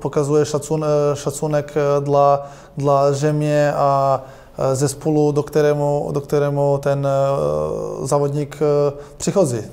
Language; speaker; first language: Polish; non-native, learner; Croatian